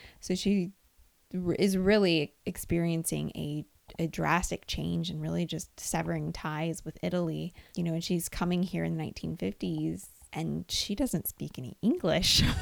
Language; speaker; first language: English; native; English